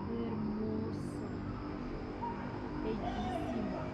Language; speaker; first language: Spanish; native; Spanish